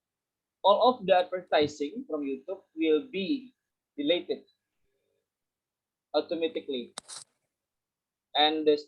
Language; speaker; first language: English; non-native, fluent; Indonesian